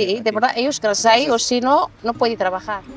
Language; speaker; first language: Spanish; non-native, learner; Arabic